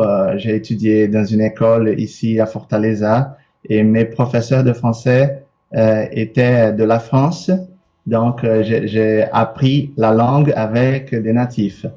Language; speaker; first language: French; non-native, fluent; Portuguese